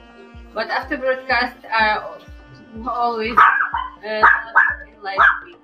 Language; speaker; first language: English; non-native, learner; Russian